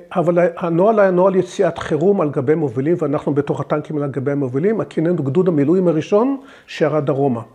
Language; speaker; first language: Hebrew; early bilingual, other home language; English